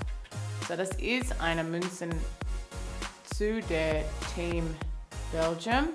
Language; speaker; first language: German; non-native, learner; English